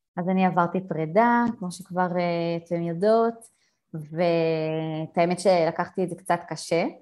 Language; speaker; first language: Hebrew; native; Hebrew